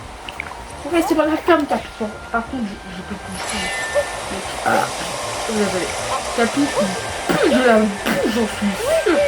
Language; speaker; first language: French; native; French